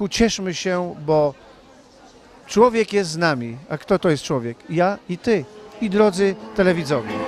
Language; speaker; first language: Polish; native; Polish